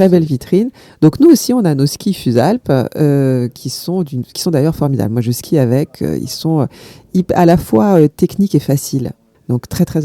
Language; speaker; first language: French; native; French